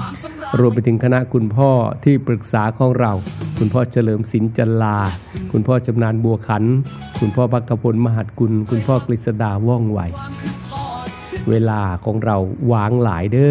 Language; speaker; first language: Thai; non-native, local second language; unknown